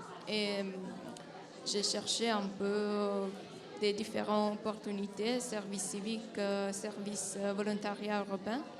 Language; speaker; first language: French; non-native, fluent; Italian